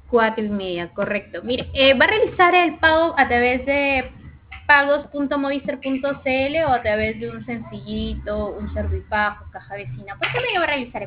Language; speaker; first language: Spanish; native; Spanish